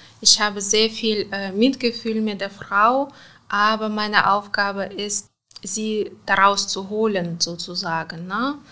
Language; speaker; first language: German; non-native, fluent; Russian